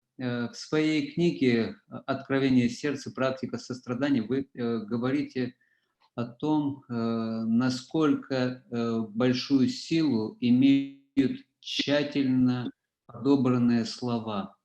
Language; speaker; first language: Russian; native; Russian